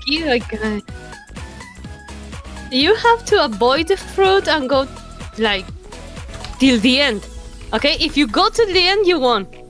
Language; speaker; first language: English; non-native, fluent; Spanish